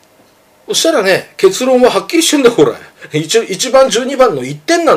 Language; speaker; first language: Japanese; native; Japanese